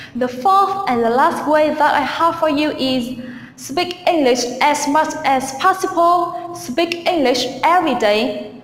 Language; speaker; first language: English; non-native, learner; Vietnamese